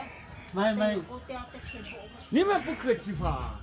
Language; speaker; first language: Chinese; non-native, learner; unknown